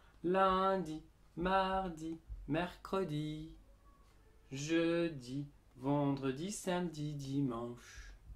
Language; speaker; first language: French; native; French